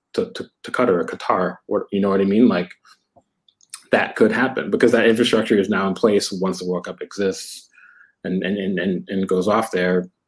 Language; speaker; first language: English; native; English